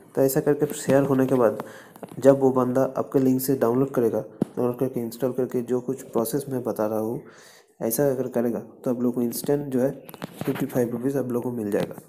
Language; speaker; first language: Hindi; non-native, local second language; Bangla